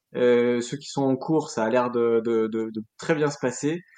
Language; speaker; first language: French; native; French